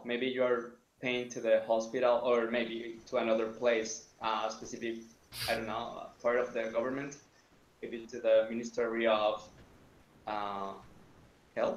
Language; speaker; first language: English; non-native, fluent; Spanish